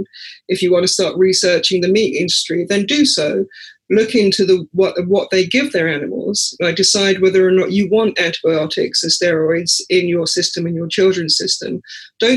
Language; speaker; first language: English; native; English